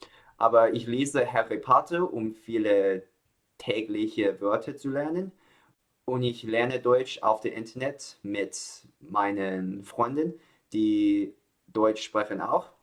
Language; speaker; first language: German; non-native, learner; Chinese